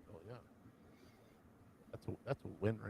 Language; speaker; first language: English; native; English